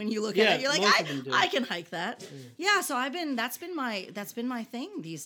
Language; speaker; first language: English; native; English